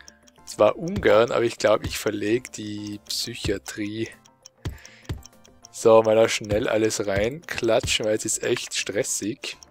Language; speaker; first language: German; native; German